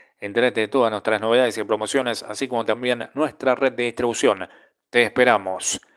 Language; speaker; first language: Spanish; native; Spanish